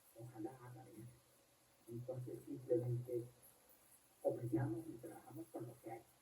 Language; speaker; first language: Spanish; native; Spanish